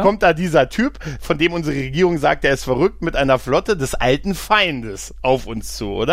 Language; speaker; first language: German; native; German